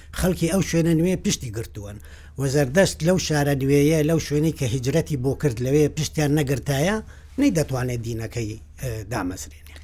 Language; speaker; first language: Central Kurdish; native; Central Kurdish